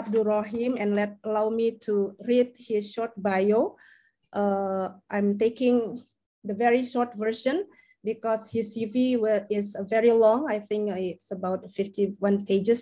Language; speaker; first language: English; non-native, fluent; Indonesian